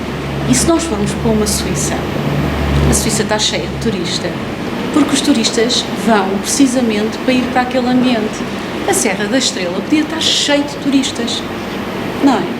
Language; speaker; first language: Portuguese; native; Portuguese